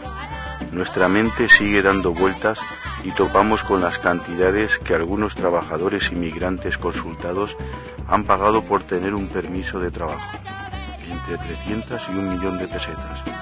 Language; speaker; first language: Spanish; native; Spanish